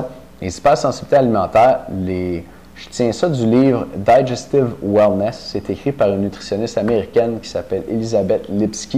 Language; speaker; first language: French; native; French